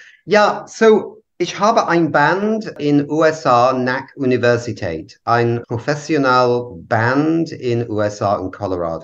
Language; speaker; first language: German; non-native, learner; English